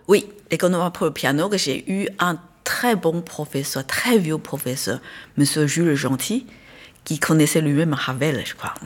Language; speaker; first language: French; non-native, fluent; Chinese